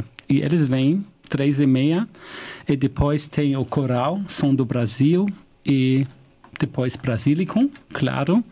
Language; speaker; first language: Portuguese; non-native, fluent; German